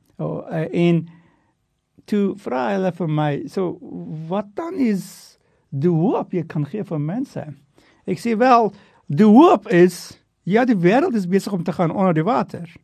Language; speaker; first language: Afrikaans; non-native, fluent; Turkish